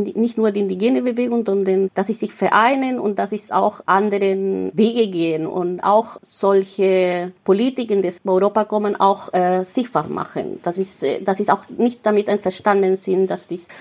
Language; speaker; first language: German; non-native, fluent; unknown